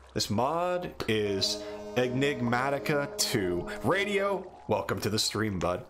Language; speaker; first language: English; native; English